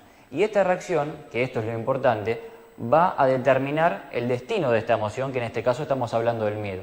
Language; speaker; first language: Spanish; native; Spanish